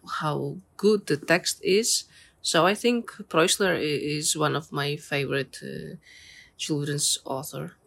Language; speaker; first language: English; non-native, fluent; Ukrainian